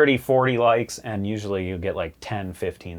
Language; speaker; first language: English; native; English